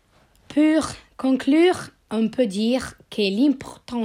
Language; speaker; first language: French; non-native, learner; Italian